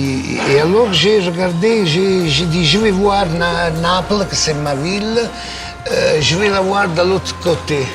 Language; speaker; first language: French; non-native, fluent; Italian